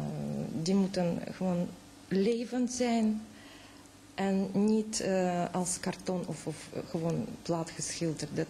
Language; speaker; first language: Dutch; non-native, fluent; Russian